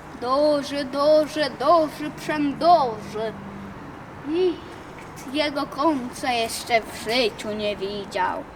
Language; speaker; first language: Polish; early bilingual, other home language; Russian